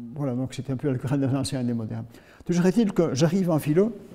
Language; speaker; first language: French; native; French